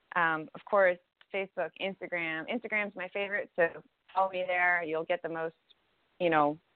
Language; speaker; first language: English; native; English